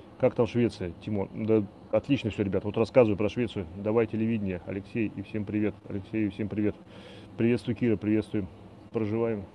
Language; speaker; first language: Russian; native; Russian